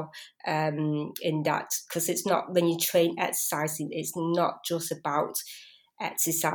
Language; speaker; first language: English; native; English